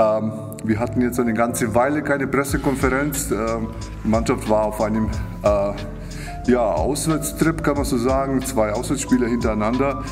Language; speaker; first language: German; native; German